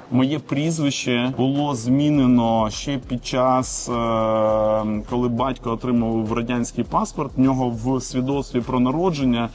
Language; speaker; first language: Ukrainian; non-native, local second language; Russian